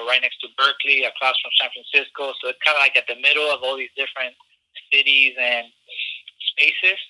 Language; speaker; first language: English; early bilingual, other home language; Spanish